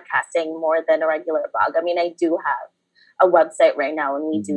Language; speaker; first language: English; early bilingual, other home language; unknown